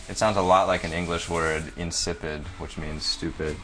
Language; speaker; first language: English; native; English